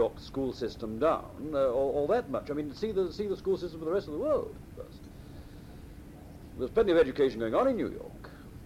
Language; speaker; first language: English; native; English